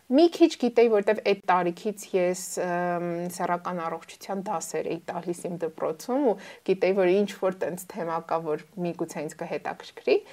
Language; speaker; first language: Armenian; native; Armenian